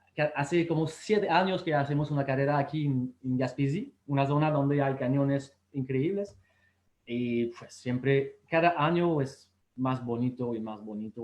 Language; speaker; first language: Spanish; non-native, fluent; French